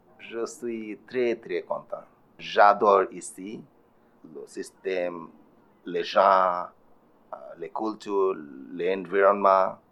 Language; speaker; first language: French; non-native, learner; Bangla